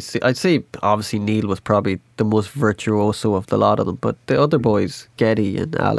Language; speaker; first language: English; native; English